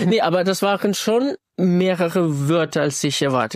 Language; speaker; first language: German; non-native, fluent; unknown